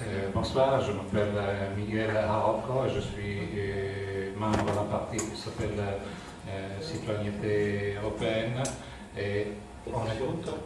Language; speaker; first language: French; non-native, fluent; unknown